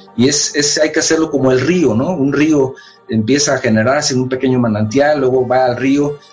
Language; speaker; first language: Spanish; native; Spanish